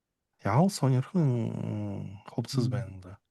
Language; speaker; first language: Mongolian; non-native, learner; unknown